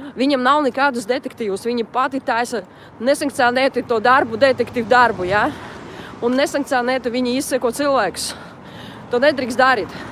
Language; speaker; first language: Latvian; non-native, local second language; Russian